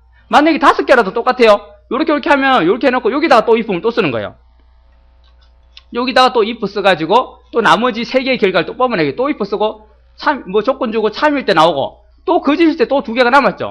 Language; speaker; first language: Korean; native; Korean